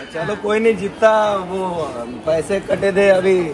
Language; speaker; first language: Hindi; non-native, local second language; Marathi